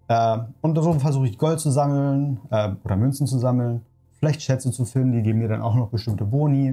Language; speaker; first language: German; native; German